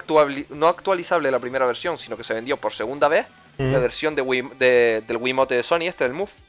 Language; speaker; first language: Spanish; native; Spanish